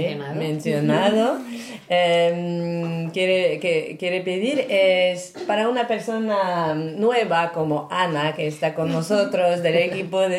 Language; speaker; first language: Spanish; non-native, learner; French